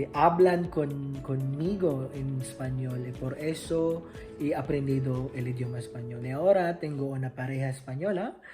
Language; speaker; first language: Spanish; non-native, fluent; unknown